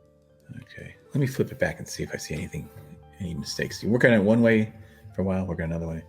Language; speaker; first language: English; native; English